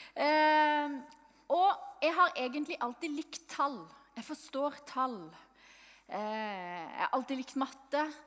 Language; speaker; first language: Norwegian; native; Norwegian